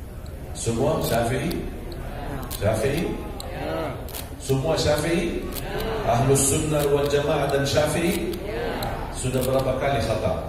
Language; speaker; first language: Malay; non-native, fluent; Arabic